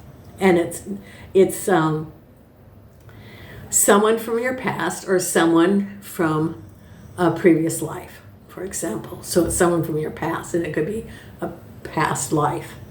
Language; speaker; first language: English; native; English